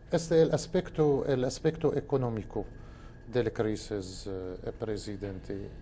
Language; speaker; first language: Portuguese; non-native, fluent; Spanish